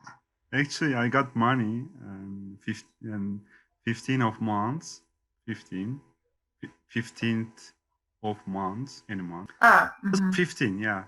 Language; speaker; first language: English; non-native, learner; Turkish